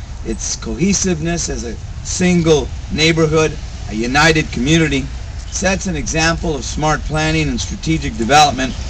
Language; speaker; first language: English; native; English